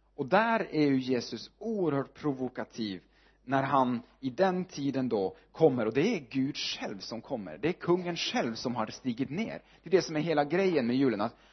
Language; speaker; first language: Swedish; non-native, fluent; Norwegian